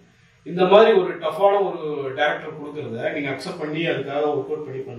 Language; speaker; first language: Tamil; native; Tamil